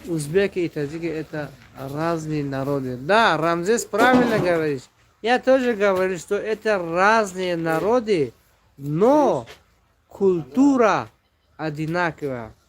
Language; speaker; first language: Russian; non-native, fluent; Tajik